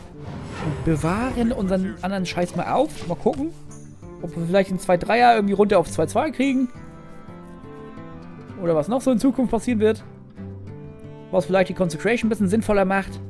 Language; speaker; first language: German; native; German